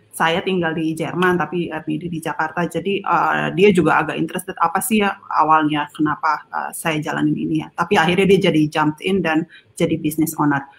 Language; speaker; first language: Indonesian; native; Indonesian